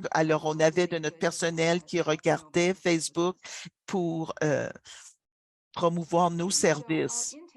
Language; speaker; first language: French; non-native, local second language; English